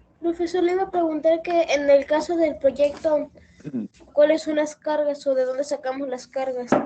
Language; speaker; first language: Spanish; native; Spanish